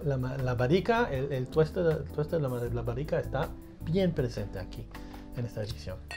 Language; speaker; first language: Spanish; early bilingual, heritage; Spanish